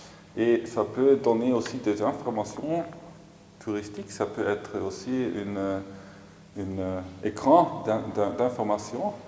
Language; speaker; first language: French; non-native, fluent; German